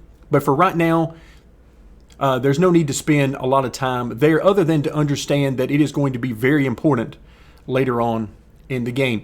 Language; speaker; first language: English; native; English